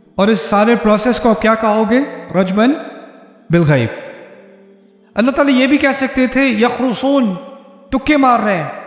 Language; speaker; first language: Urdu; early bilingual, heritage; Urdu